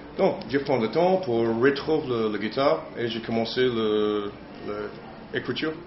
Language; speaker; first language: French; non-native, learner; English